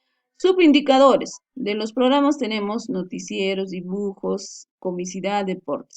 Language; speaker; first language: Spanish; native; Spanish